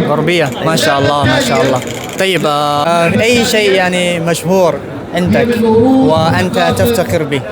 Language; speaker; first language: Arabic; non-native, learner; Khmer